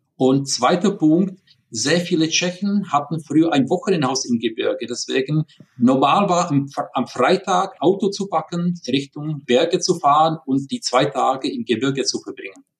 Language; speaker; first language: German; non-native, fluent; Czech